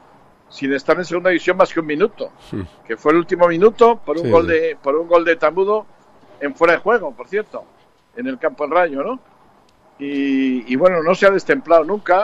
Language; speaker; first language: Spanish; native; Spanish